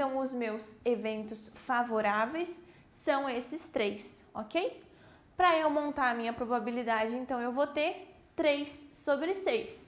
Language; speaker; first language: Portuguese; native; Portuguese